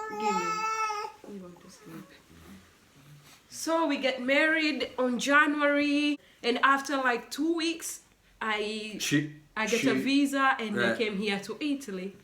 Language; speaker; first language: English; non-native, local second language; Swahili